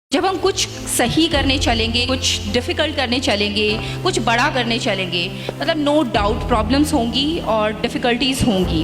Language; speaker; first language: Hindi; native; Hindi